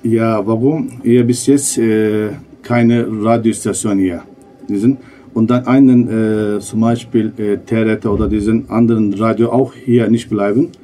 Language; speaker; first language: German; non-native, learner; Kurdish